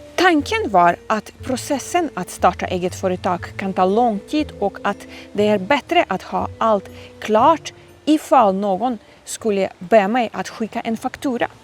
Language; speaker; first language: Swedish; non-native, fluent; Ukrainian